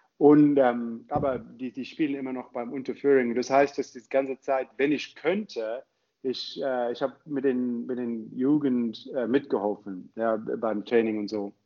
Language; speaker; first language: German; non-native, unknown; English